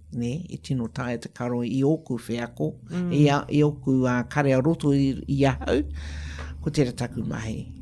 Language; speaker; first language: Māori; native; Māori